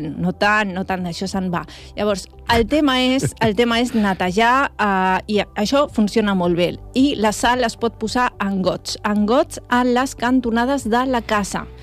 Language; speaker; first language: Catalan; non-native, local second language; Spanish